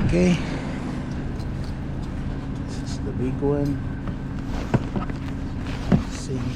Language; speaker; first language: English; non-native, local second language; Filipino